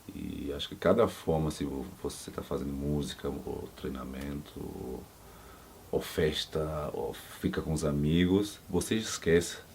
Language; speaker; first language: Portuguese; non-native, learner; German